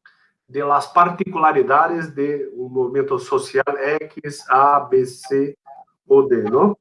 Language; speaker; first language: Spanish; non-native, fluent; Portuguese